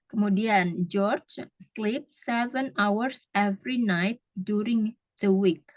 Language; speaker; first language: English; non-native, fluent; Indonesian